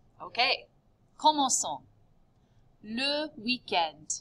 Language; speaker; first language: French; non-native, fluent; English